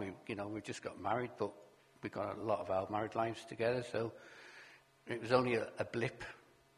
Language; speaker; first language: English; native; English